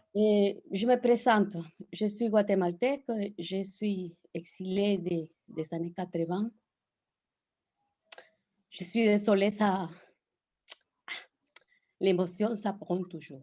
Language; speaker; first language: French; non-native, fluent; Spanish